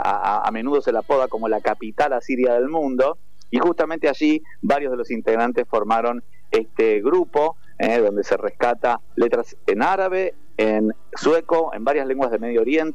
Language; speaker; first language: Spanish; native; Spanish